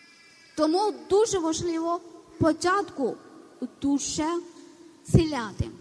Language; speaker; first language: Ukrainian; non-native, learner; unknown